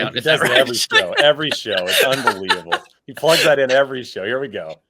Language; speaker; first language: English; native; English